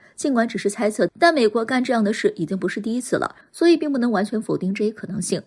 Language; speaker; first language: Chinese; native; Chinese